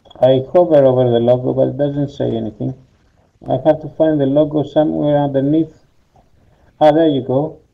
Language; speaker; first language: English; non-native, learner; Greek